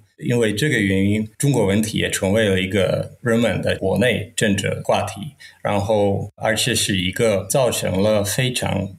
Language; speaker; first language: Chinese; non-native, fluent; Czech